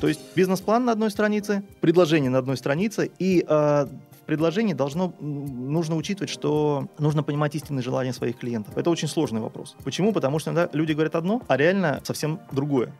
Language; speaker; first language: Russian; native; Russian